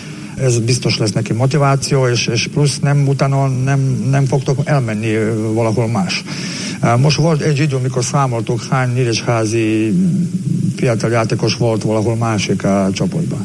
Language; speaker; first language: Hungarian; non-native, learner; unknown